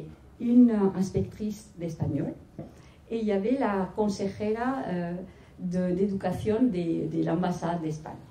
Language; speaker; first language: French; non-native, fluent; Spanish